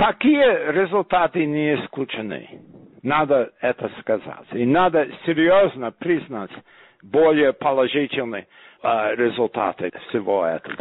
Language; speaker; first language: Russian; non-native, fluent; English